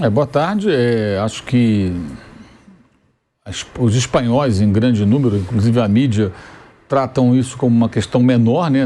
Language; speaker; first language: Portuguese; native; Portuguese